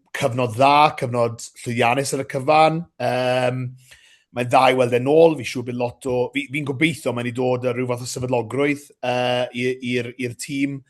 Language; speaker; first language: Welsh; native; Welsh